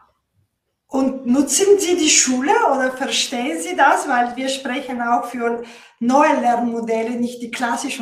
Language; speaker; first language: German; non-native, fluent; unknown